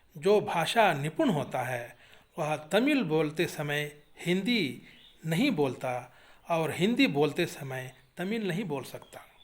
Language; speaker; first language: Hindi; non-native, local second language; Kannada